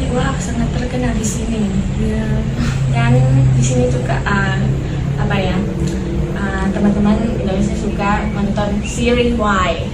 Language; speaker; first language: Indonesian; non-native, learner; Thai